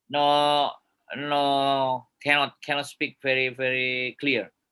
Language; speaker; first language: English; non-native, learner; Indonesian